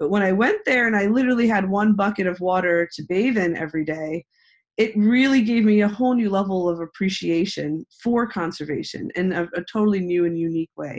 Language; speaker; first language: English; native; English